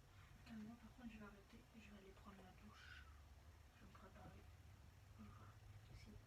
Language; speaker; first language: French; native; French